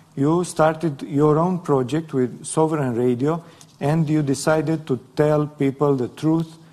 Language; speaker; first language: English; non-native, fluent; Romanian